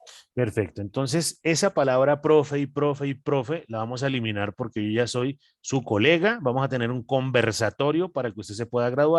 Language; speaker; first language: Spanish; native; Spanish